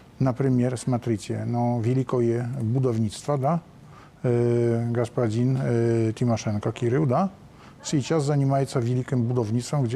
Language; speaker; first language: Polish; non-native, learner; Russian